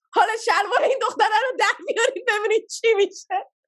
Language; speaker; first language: Persian; early bilingual, heritage; Persian